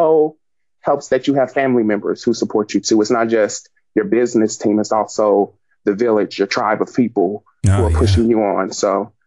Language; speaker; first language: English; native; English